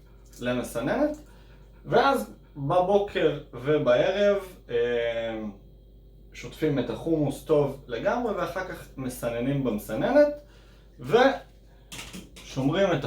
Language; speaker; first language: Hebrew; native; Hebrew